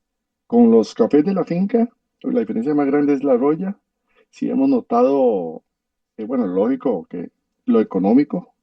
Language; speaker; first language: Spanish; native; Spanish